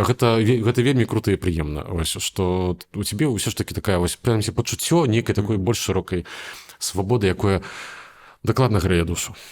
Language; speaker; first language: Belarusian; native; Belarusian